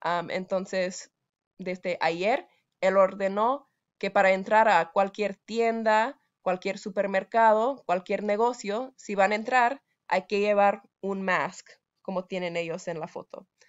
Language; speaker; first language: Spanish; non-native, fluent; English